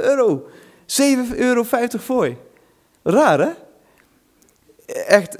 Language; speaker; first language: Dutch; non-native, fluent; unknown